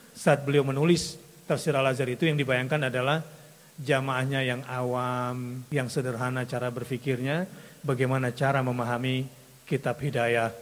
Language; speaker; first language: Indonesian; native; Indonesian